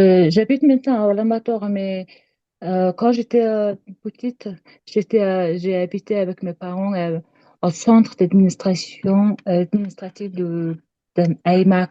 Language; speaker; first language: French; non-native, learner; Mongolian